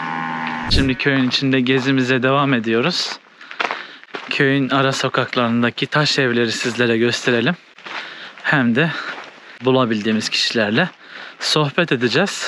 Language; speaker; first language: Turkish; native; Turkish